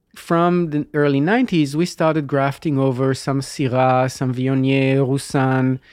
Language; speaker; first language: English; non-native, fluent; Hebrew